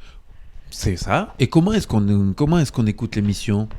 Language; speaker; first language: French; native; French